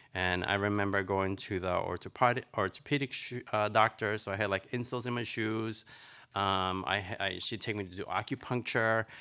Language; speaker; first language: English; early bilingual, other home language; Spanish